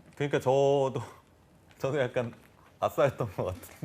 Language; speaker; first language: Korean; native; Korean